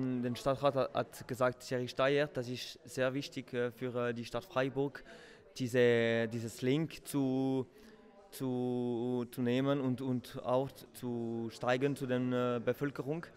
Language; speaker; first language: German; non-native, learner; French